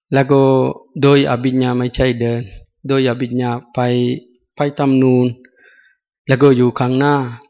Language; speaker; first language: Thai; non-native, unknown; Sinhala